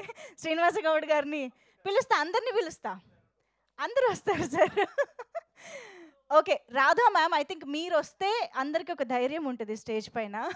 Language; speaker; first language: Telugu; native; Telugu